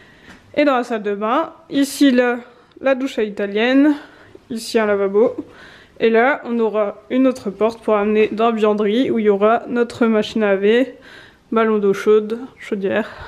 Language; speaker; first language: French; native; French